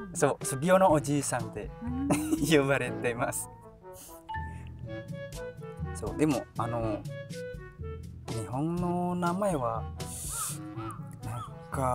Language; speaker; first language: Japanese; non-native, learner; Indonesian